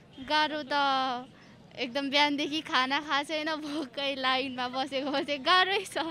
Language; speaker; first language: Nepali; native; Nepali